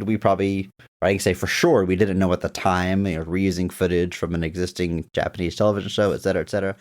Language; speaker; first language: English; native; English